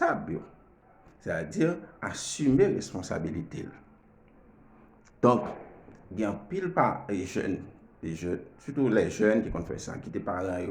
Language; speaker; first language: French; non-native, learner; Haitian Creole